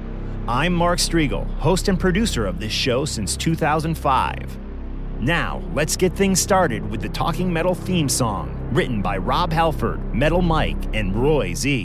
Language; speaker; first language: English; native; English